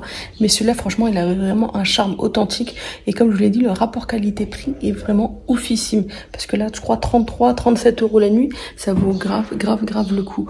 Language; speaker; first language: French; early bilingual, other home language; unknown